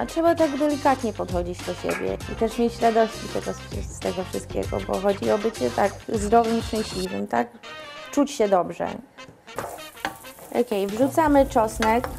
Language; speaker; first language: Polish; early bilingual, heritage; Polish